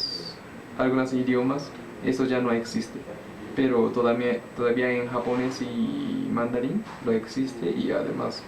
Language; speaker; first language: Spanish; non-native, learner; Japanese